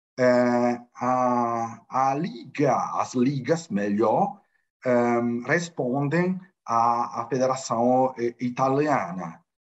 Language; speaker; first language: Portuguese; non-native, fluent; Italian